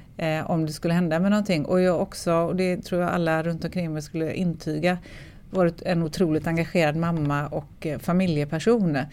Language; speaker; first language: Swedish; native; Swedish